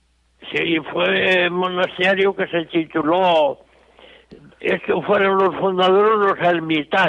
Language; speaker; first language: Spanish; non-native, local second language; Galician